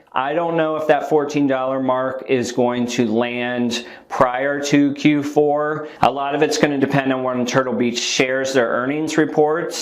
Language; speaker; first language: English; native; English